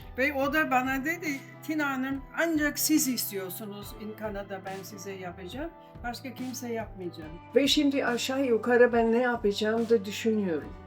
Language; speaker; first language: Turkish; non-native, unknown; German